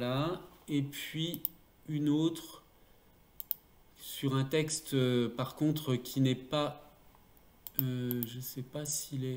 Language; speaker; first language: French; native; French